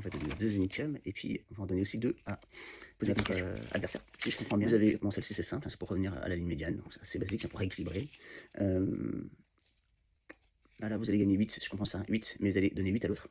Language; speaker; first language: French; native; French